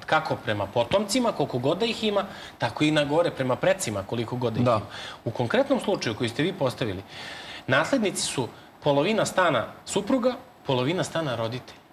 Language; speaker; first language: Serbian; native; Serbian